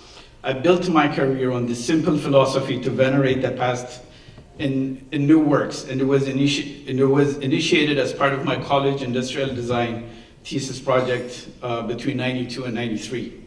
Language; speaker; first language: English; non-native, local second language; Amharic